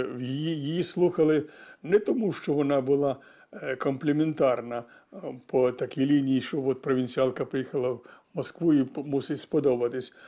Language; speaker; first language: Ukrainian; native; Ukrainian